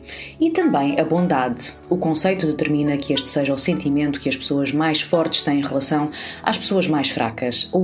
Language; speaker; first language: Portuguese; native; Portuguese